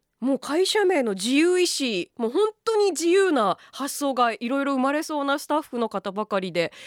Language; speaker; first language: Japanese; native; Japanese